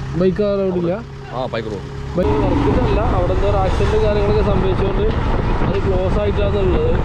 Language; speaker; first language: Malayalam; native; Malayalam